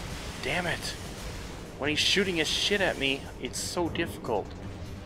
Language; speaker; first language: English; native; English